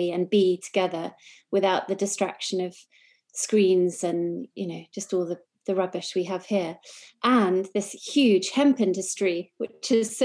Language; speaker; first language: English; native; English